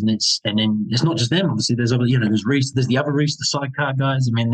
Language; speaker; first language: English; native; English